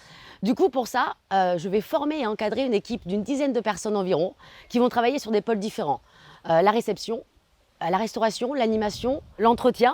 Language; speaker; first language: French; native; French